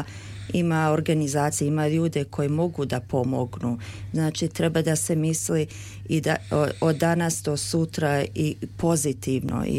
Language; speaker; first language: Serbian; early bilingual, heritage; Serbian